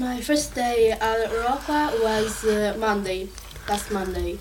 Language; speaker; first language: English; non-native, learner; Italian